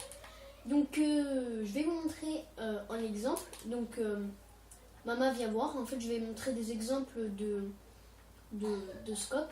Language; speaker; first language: French; native; French